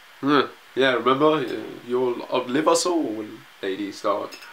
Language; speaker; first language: English; native; English